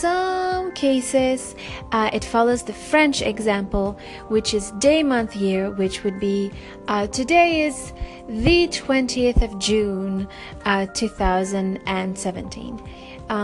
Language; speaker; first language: English; non-native, fluent; French